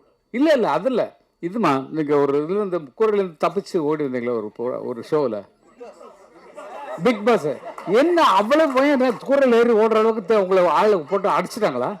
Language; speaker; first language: Tamil; native; Tamil